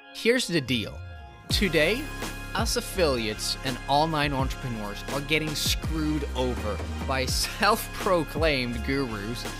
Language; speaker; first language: English; non-native, fluent; Swedish